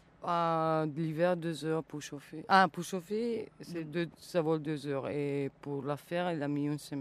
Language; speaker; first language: French; non-native, fluent; Italian